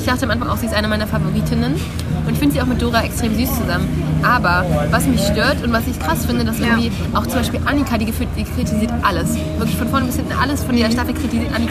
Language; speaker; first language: German; native; German